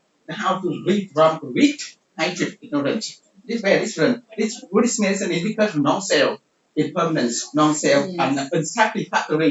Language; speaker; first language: English; non-native, learner; Vietnamese